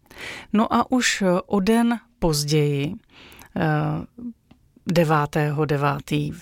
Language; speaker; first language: Czech; native; Czech